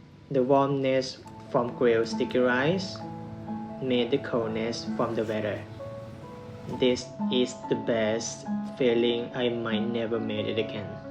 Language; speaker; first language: English; non-native, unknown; Thai